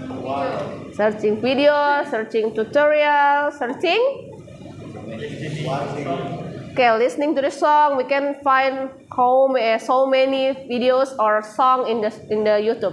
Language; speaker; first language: English; non-native, fluent; Indonesian